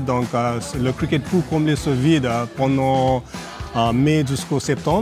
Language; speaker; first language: French; non-native, fluent; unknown